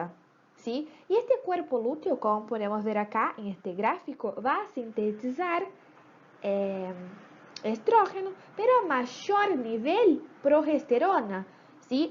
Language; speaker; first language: Spanish; native; Spanish